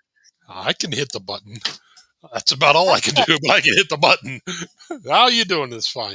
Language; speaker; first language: English; native; English